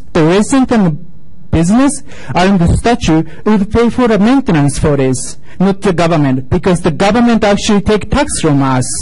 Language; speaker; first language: English; non-native, fluent; Japanese